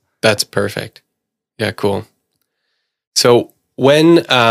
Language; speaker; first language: English; native; English